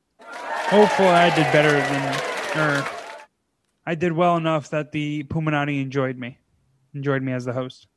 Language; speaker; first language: English; native; English